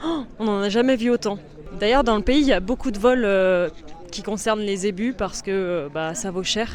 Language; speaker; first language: French; native; French